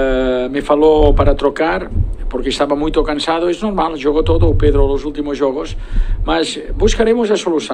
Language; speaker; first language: Portuguese; non-native, fluent; Spanish